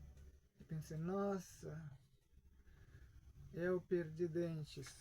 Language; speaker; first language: Portuguese; non-native, fluent; Russian